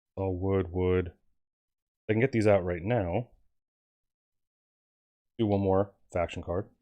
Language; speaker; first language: English; native; English